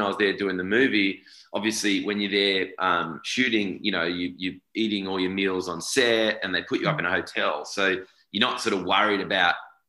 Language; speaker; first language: English; native; English